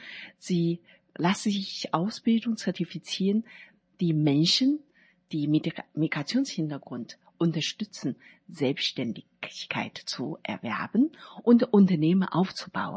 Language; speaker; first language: German; non-native, learner; Chinese